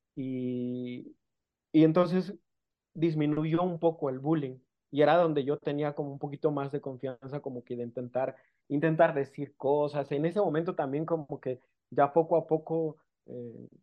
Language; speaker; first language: Spanish; non-native, local second language; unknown